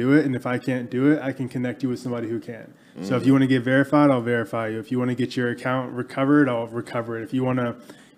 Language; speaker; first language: English; native; English